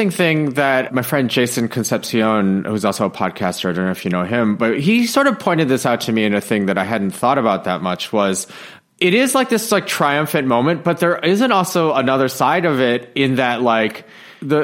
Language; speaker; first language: English; native; English